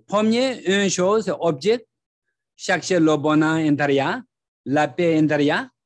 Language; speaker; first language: French; non-native, learner; Tibetan